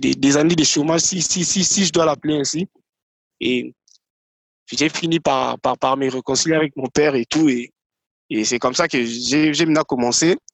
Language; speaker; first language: French; non-native, local second language; Lingala